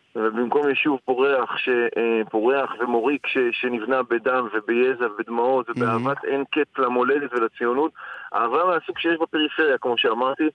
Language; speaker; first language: Hebrew; native; Hebrew